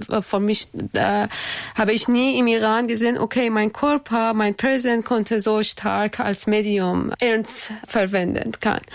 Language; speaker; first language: German; non-native, learner; Persian